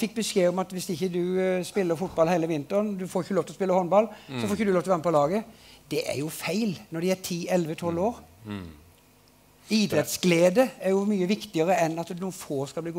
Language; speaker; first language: Norwegian; native; Norwegian